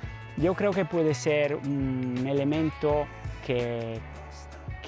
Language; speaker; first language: Spanish; non-native, fluent; Italian